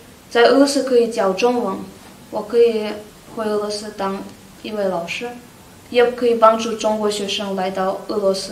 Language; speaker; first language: Chinese; non-native, fluent; Russian